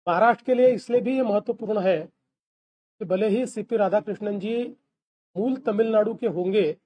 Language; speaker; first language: Hindi; non-native, local second language; Marathi